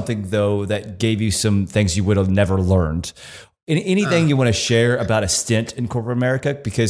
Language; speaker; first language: English; native; English